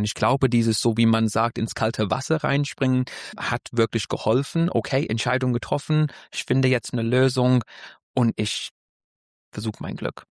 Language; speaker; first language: German; non-native, fluent; English